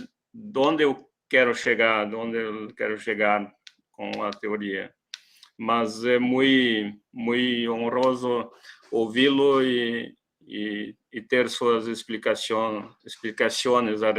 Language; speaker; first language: Portuguese; non-native, learner; Spanish